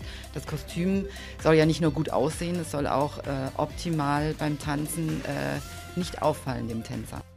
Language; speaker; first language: German; native; German